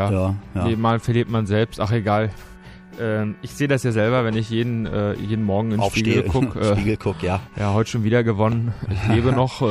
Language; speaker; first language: German; native; German